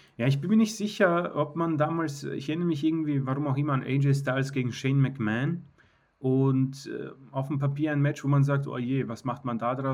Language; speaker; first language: German; native; German